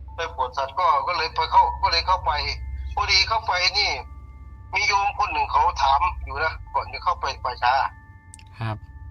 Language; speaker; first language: Thai; non-native, local second language; Northeastern Thai